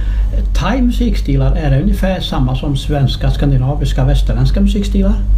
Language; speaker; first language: Swedish; native; Swedish